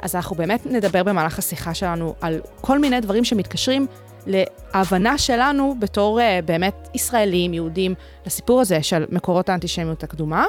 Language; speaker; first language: Hebrew; native; Hebrew